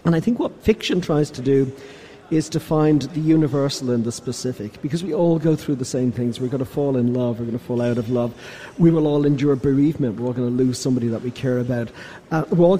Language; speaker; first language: English; native; English